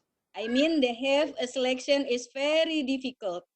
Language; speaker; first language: English; non-native, learner; Indonesian